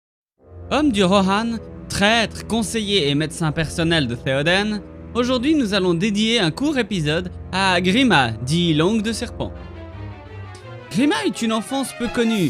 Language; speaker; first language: French; native; French